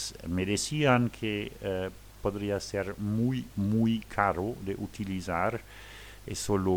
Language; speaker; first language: Spanish; non-native, learner; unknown